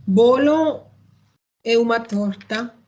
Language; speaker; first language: Portuguese; non-native, learner; Spanish